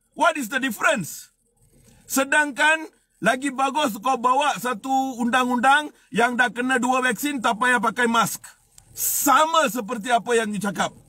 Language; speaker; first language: Malay; non-native, local second language; Tamil